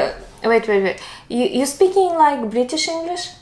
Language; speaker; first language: English; non-native, learner; Russian